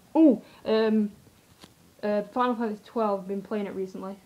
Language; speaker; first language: English; native; English